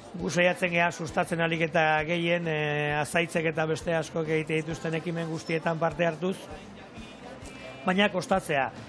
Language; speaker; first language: Basque; non-native, local second language; Spanish